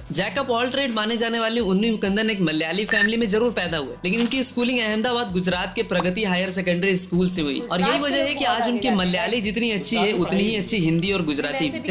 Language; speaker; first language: Hindi; native; Hindi